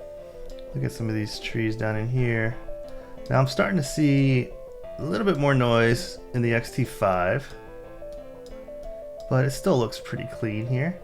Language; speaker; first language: English; native; English